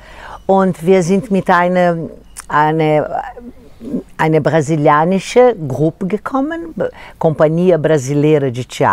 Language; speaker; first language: German; non-native, fluent; Portuguese